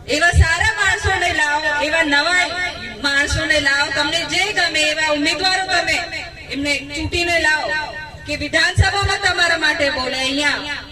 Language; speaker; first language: Gujarati; non-native, local second language; Rathawi